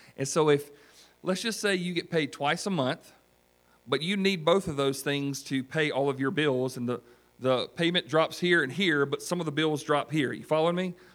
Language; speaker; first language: English; native; English